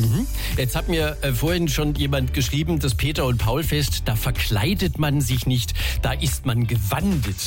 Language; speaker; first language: German; native; German